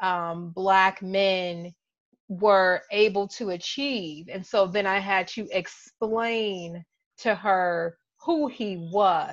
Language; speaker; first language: English; native; English